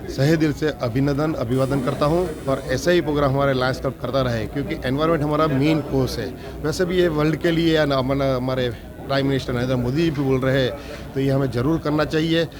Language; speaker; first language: Hindi; non-native, local second language; Gujarati